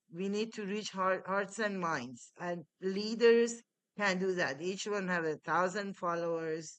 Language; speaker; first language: English; non-native, fluent; Persian